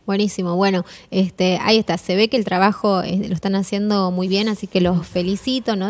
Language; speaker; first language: Spanish; native; Spanish